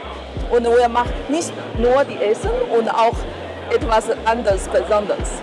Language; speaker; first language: German; non-native, learner; Chinese